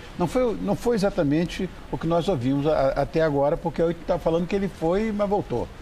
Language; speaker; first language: Portuguese; native; Portuguese